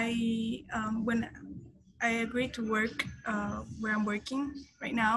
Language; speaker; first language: English; non-native, fluent; Spanish